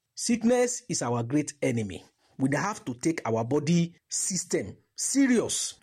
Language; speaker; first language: Nigerian Pidgin; non-native, local second language; Yoruba